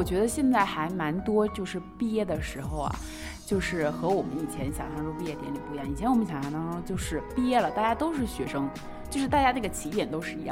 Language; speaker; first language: Chinese; native; Chinese